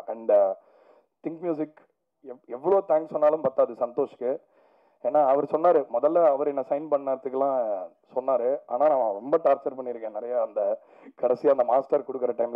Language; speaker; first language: Tamil; native; Tamil